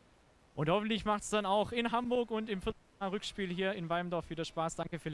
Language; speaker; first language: German; native; German